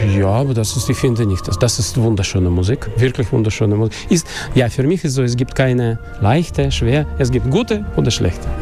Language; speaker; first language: German; non-native, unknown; Russian